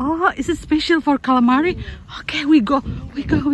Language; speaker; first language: English; non-native, learner; Indonesian